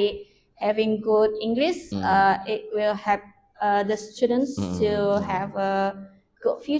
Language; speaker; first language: English; non-native, learner; Indonesian